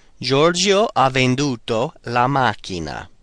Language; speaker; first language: Italian; non-native, fluent; English